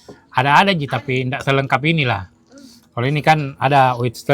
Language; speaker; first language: Malay; native; Malay